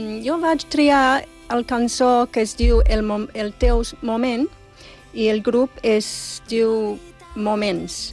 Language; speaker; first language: Catalan; non-native, fluent; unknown